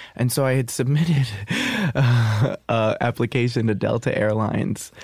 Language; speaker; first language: English; native; English